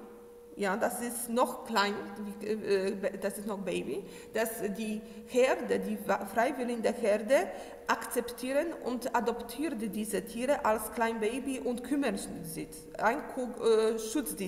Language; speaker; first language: German; non-native, learner; Polish